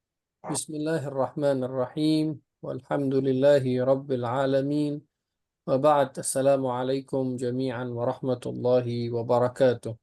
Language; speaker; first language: Arabic; non-native, fluent; Indonesian